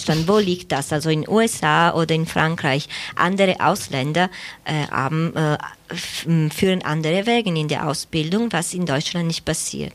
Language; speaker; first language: German; non-native, fluent; Italian